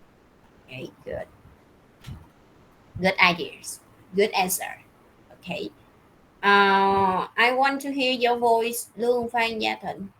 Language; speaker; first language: English; non-native, fluent; Vietnamese